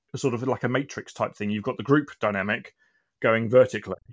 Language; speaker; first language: English; native; English